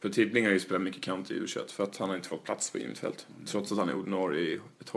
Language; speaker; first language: Swedish; native; Swedish